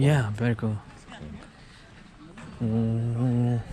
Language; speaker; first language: English; non-native, learner; Korean